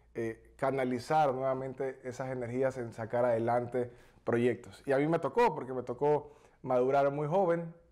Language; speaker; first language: Spanish; native; Spanish